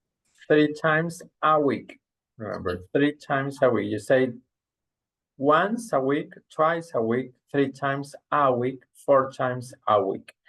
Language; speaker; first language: English; non-native, fluent; Spanish